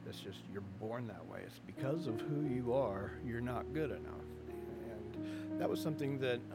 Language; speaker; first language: English; native; English